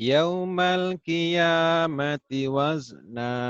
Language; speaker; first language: Arabic; non-native, learner; Indonesian